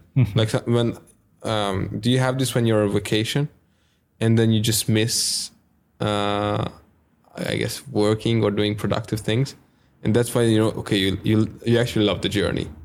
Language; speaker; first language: English; non-native, fluent; Hungarian